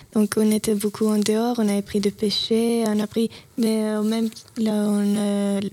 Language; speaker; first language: French; non-native, learner; Norwegian